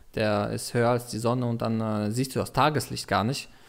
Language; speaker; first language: German; non-native, fluent; Russian